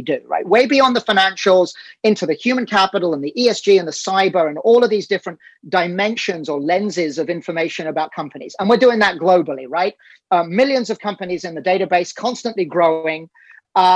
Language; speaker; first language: English; native; English